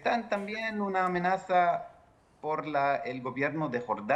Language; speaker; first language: Spanish; non-native, fluent; Hebrew